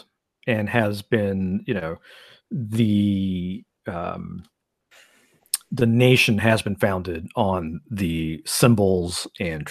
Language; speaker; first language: English; early bilingual, other home language; Spanish